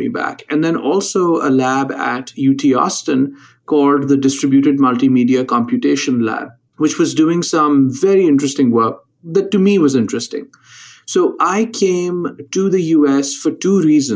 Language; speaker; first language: English; non-native, local second language; Urdu